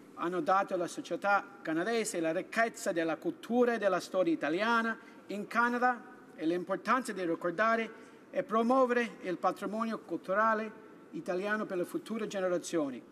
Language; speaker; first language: Italian; early bilingual, heritage; Italian